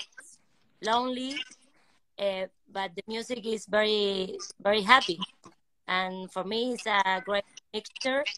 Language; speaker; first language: English; non-native, learner; Spanish